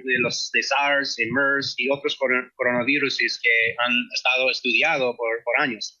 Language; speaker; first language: Spanish; non-native, fluent; English